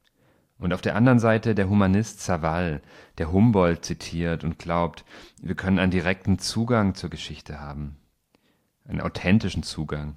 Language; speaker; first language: German; native; German